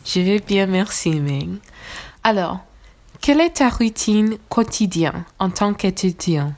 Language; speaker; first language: French; non-native, learner; English